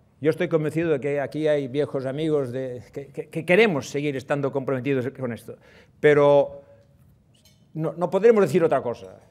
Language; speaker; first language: Spanish; non-native, local second language; Catalan